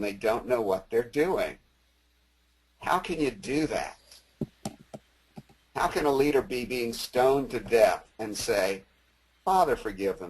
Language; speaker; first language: English; native; English